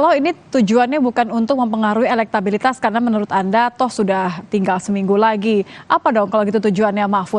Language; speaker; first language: Indonesian; native; Indonesian